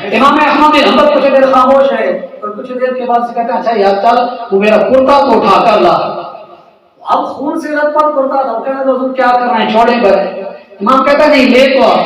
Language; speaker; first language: Urdu; non-native, local second language; Punjabi